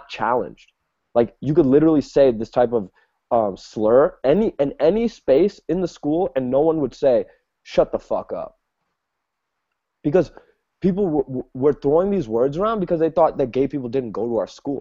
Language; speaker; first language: English; native; English